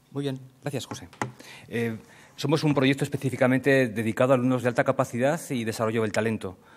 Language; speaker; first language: Spanish; native; Spanish